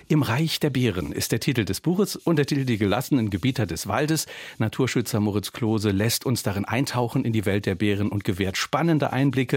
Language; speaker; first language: German; native; German